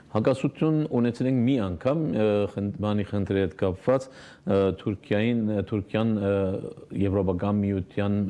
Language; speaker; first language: Armenian; native; Armenian